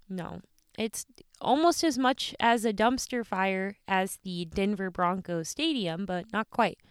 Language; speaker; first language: English; native; English